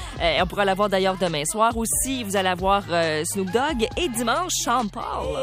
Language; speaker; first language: French; native; French